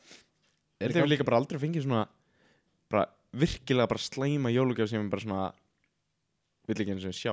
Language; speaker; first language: Icelandic; native; Icelandic